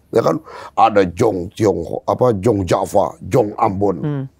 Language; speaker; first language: Indonesian; native; Indonesian